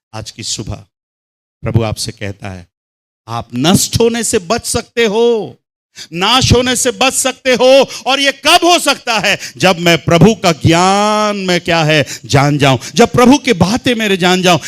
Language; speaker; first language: Hindi; non-native, local second language; Telugu